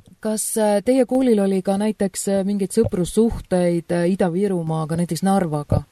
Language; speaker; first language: Estonian; native; Estonian